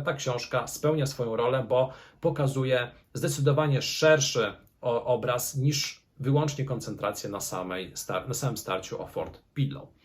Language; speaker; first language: Polish; native; Polish